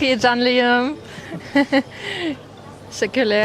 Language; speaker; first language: Turkish; non-native, learner; English